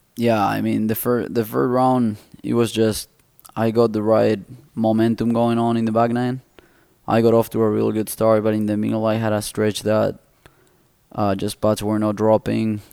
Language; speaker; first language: English; non-native, fluent; Spanish